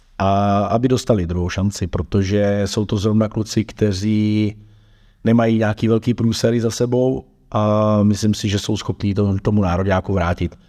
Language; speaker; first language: Czech; native; Czech